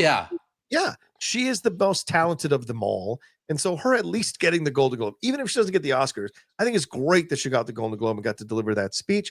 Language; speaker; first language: English; native; English